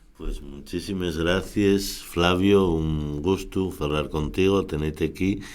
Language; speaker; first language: Spanish; native; Spanish